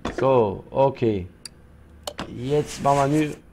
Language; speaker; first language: German; non-native, learner; French